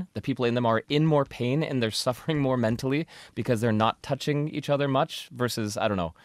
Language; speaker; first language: English; native; English